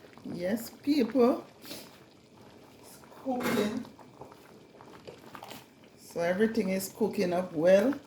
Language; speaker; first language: English; non-native, local second language; Jamaican Creole English